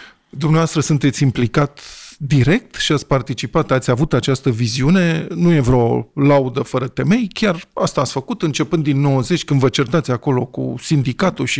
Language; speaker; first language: Romanian; native; Romanian